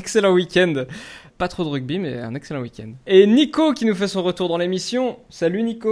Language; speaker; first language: French; native; French